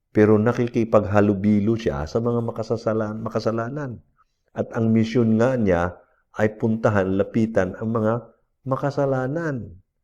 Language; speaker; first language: Filipino; non-native, local second language; Cebuano